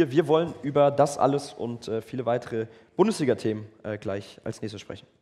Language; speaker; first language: German; native; German